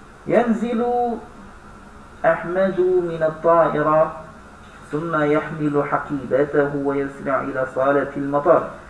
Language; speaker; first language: Arabic; non-native, fluent; Indonesian